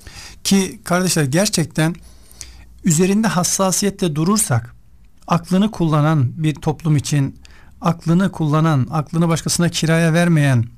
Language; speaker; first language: Turkish; native; Turkish